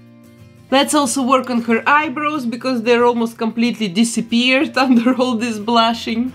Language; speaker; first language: English; non-native, fluent; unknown